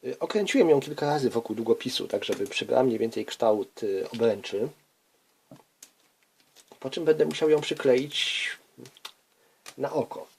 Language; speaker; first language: Polish; native; Polish